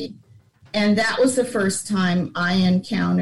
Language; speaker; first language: English; native; English